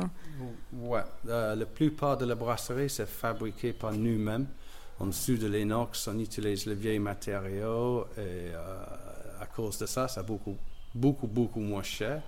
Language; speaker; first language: French; non-native, learner; English